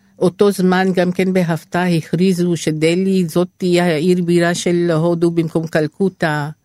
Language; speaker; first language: Hebrew; non-native, fluent; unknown